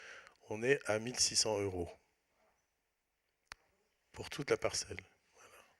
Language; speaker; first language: French; native; French